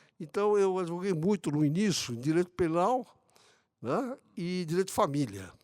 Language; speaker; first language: Portuguese; early bilingual, other home language; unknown